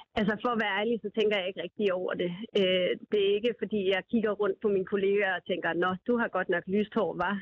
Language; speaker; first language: Danish; early bilingual, other home language; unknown